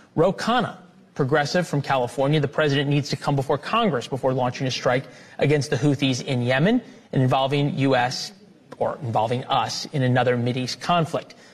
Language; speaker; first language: English; native; English